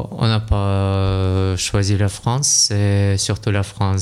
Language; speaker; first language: French; non-native, learner; Russian